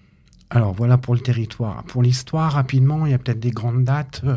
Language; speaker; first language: French; native; French